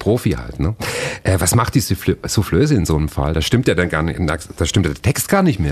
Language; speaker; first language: German; native; German